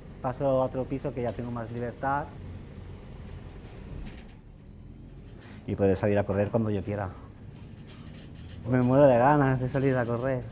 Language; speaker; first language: Spanish; non-native, local second language; Catalan